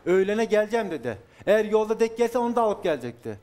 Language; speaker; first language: Turkish; native; Turkish